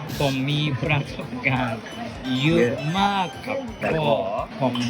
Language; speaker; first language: Thai; non-native, learner; Japanese